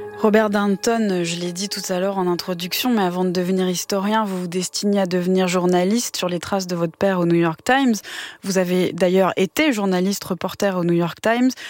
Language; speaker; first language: French; native; French